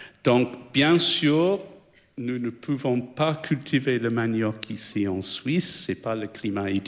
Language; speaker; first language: French; non-native, fluent; English